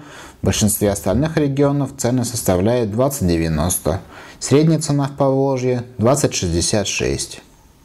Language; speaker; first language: Russian; native; Russian